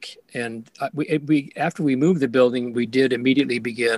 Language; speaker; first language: English; native; English